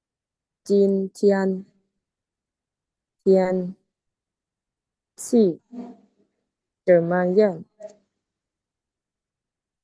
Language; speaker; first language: Chinese; non-native, learner; Lao